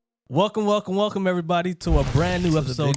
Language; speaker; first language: English; native; English